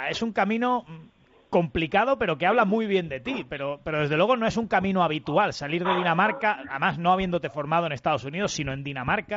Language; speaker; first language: Spanish; native; Spanish